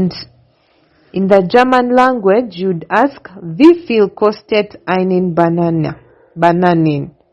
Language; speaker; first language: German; non-native, learner; English